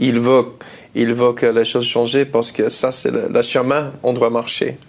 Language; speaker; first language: French; non-native, learner; English